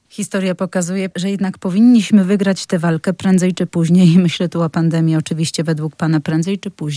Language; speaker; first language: Polish; native; Polish